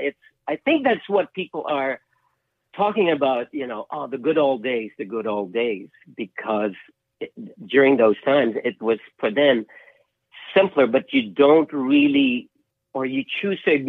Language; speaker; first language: English; non-native, local second language; Filipino